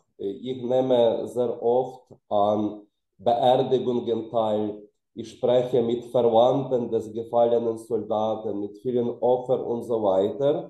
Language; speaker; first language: German; non-native, fluent; Ukrainian